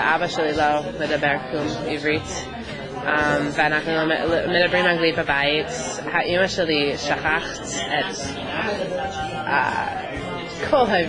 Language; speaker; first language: Hebrew; non-native, learner; English